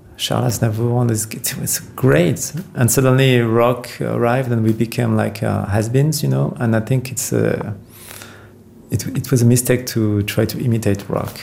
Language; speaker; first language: English; non-native, fluent; French